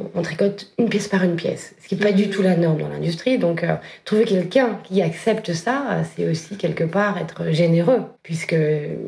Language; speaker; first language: French; native; French